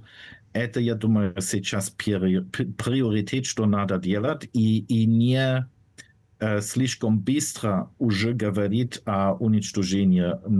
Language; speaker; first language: Russian; non-native, fluent; German